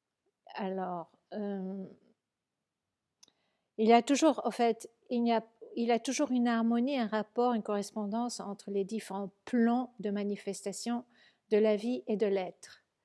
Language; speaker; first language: French; native; French